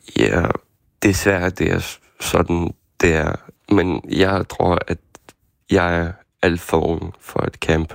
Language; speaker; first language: Danish; non-native, fluent; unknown